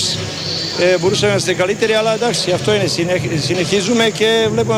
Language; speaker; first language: Greek; non-native, fluent; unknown